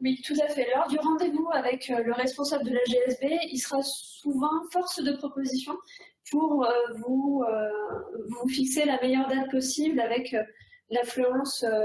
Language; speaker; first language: French; native; French